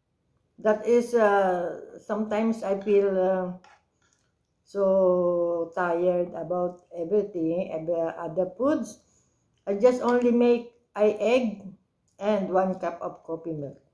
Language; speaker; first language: English; non-native, local second language; Filipino